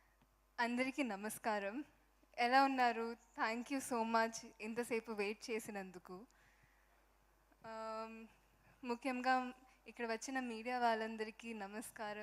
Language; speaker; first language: Telugu; non-native, fluent; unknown